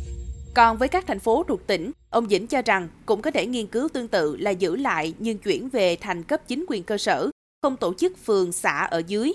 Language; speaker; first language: Vietnamese; native; Vietnamese